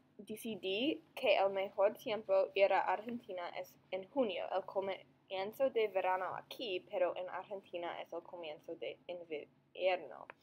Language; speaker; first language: Spanish; non-native, learner; English